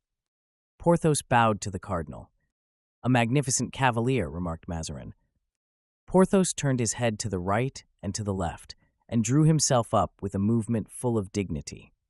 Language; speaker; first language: English; native; English